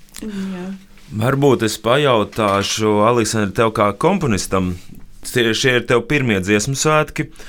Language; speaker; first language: Latvian; native; Latvian